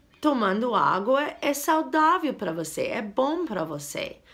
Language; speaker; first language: Portuguese; non-native, fluent; English